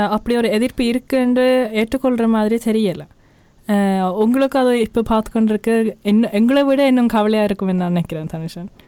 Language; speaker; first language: Tamil; early bilingual, heritage; Tamil